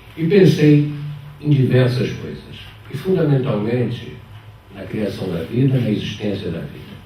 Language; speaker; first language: Portuguese; native; Portuguese